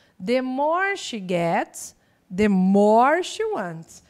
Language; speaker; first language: English; non-native, fluent; Portuguese